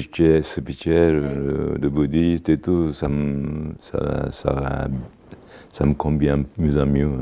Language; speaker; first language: French; non-native, fluent; Japanese